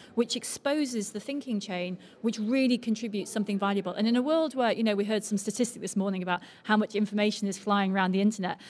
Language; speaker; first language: English; native; English